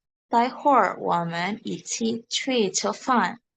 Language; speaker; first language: Chinese; non-native, learner; Indonesian